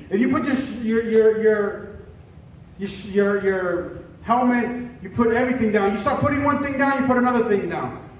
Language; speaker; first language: English; early bilingual, other home language; Spanish